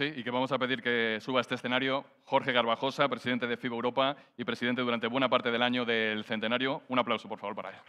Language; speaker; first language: Spanish; native; Spanish